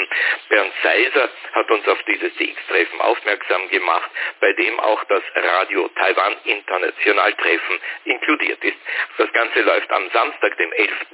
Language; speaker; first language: German; native; German